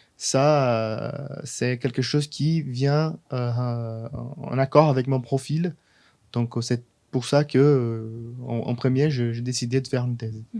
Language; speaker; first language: French; non-native, fluent; Portuguese